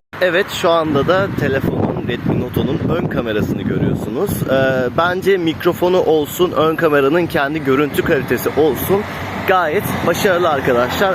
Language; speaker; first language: Turkish; native; Turkish